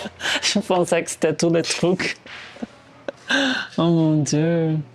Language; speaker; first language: French; non-native, fluent; Portuguese